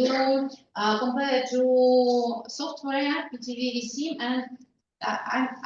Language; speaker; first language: English; non-native, learner; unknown